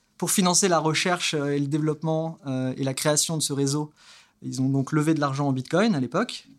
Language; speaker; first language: French; native; French